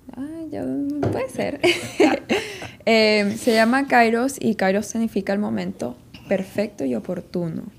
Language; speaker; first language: Spanish; early bilingual, heritage; Spanish